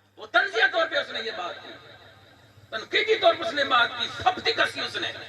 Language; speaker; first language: Urdu; non-native, local second language; Pashto